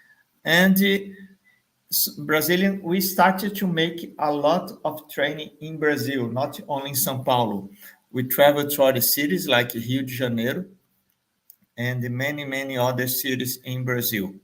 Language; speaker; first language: English; non-native, fluent; Portuguese